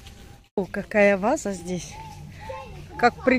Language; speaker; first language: Russian; native; Russian